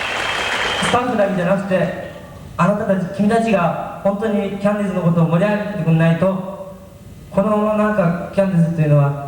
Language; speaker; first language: Japanese; native; Japanese